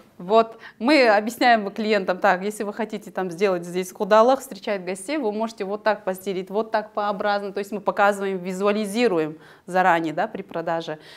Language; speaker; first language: Russian; non-native, local second language; Kazakh